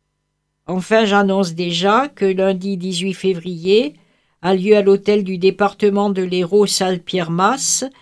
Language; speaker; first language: French; native; French